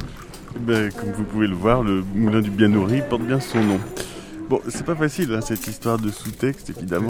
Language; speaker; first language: French; native; French